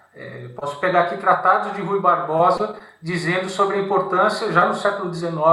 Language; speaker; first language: Portuguese; native; Portuguese